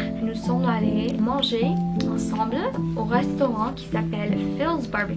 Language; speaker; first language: French; non-native, learner; Spanish